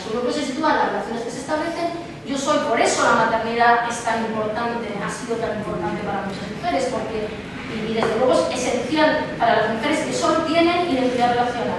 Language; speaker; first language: Spanish; native; Spanish